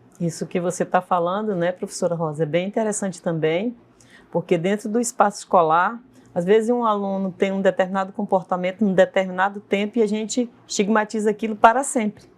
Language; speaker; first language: Portuguese; native; Portuguese